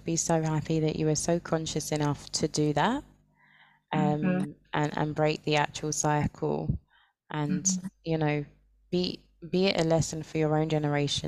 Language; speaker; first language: English; native; English